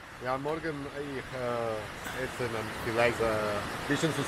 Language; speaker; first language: German; non-native, learner; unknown